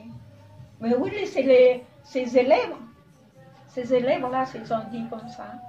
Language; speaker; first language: French; non-native, local second language; Javanese